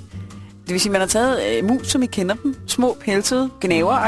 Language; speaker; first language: Danish; native; Danish